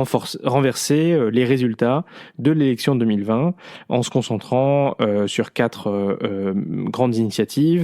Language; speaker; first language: French; native; French